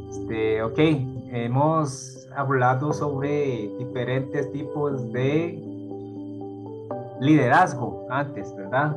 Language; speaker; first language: Spanish; non-native, fluent; Korean